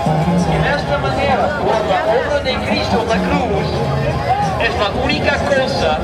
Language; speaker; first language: Spanish; non-native, learner; English